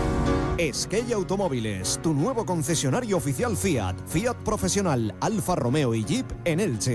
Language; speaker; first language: Spanish; native; Spanish